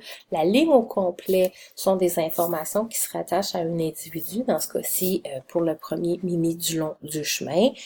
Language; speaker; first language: French; native; French